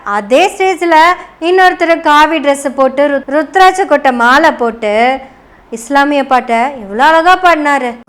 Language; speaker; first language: Tamil; non-native, local second language; Malayalam